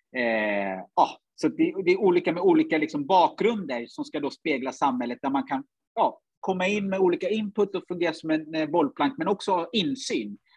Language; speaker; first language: Swedish; early bilingual, other home language; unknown